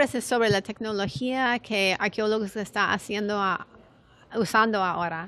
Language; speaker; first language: Spanish; non-native, fluent; English